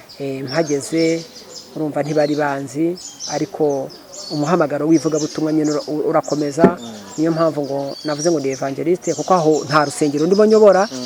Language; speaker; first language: Kinyarwanda; early bilingual, heritage; Kinyarwanda